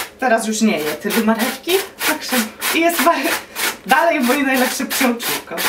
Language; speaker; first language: Polish; non-native, learner; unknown